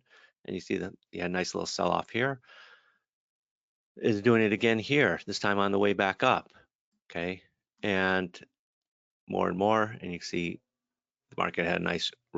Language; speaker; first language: English; native; English